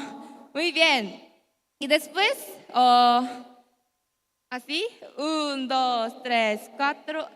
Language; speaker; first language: Spanish; non-native, learner; Korean